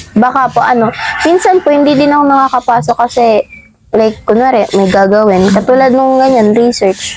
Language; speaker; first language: Filipino; native; Filipino